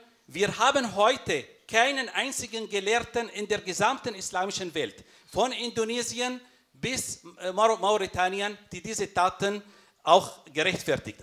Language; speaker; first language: German; non-native, fluent; Arabic